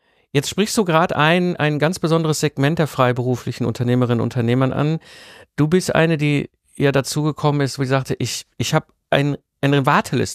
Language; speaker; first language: German; native; German